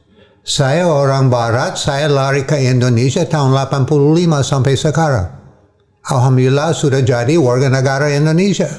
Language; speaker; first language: Indonesian; non-native, fluent; English